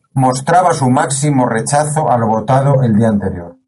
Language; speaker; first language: Spanish; native; Spanish